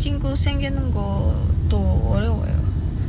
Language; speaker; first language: Korean; non-native, fluent; Filipino